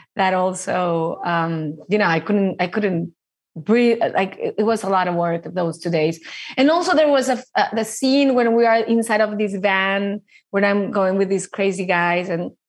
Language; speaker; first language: English; non-native, fluent; Spanish